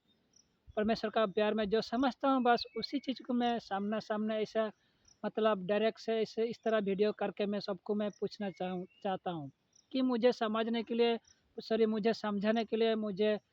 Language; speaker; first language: Hindi; non-native, local second language; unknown